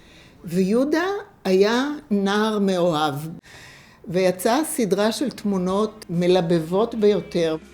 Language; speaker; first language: Hebrew; non-native, fluent; English